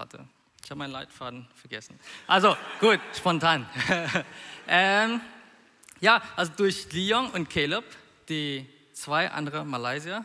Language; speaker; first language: German; non-native, fluent; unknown